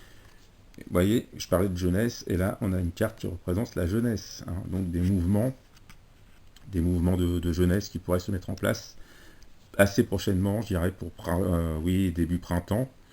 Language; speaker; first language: French; native; French